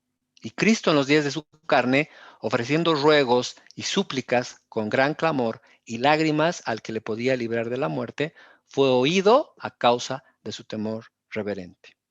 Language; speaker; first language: Spanish; native; Spanish